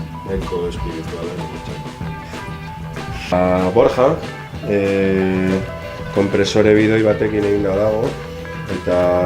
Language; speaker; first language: Basque; non-native, local second language; Spanish